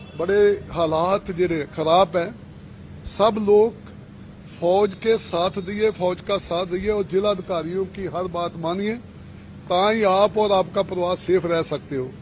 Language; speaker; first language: Hindi; non-native, local second language; Punjabi